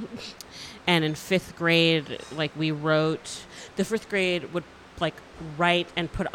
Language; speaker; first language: English; native; English